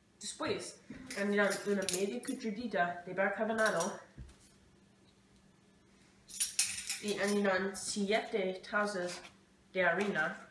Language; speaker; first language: Spanish; non-native, learner; English